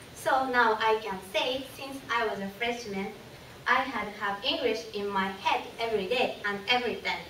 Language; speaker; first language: English; non-native, learner; Japanese